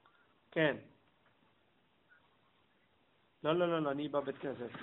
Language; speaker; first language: Hebrew; non-native, fluent; English